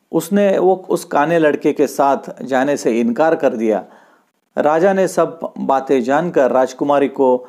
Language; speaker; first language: Hindi; non-native, local second language; Marathi